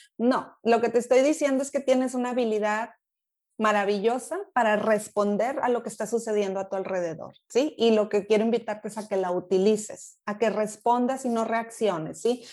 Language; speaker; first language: Spanish; native; Spanish